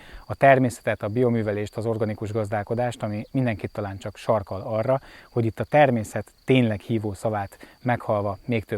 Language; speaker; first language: Hungarian; native; Hungarian